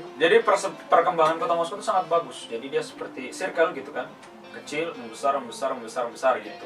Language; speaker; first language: Indonesian; native; Indonesian